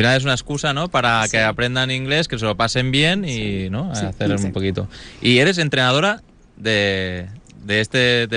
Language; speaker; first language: Spanish; non-native, local second language; Catalan